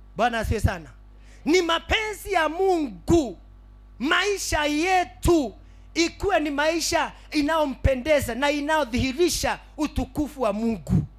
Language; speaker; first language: Swahili; native; Swahili